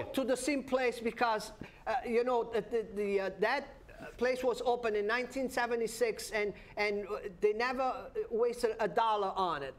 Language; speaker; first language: English; non-native, fluent; Portuguese